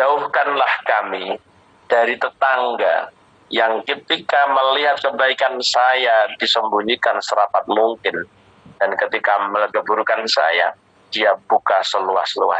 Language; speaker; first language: Indonesian; native; Indonesian